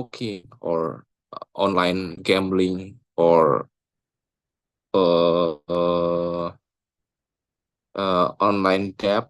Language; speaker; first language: English; non-native, local second language; Indonesian